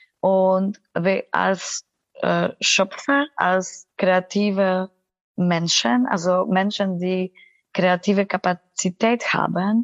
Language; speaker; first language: German; non-native, fluent; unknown